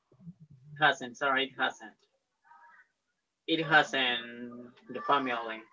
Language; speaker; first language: English; non-native, learner; Spanish